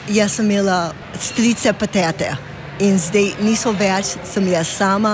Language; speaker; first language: Slovenian; early bilingual, heritage; English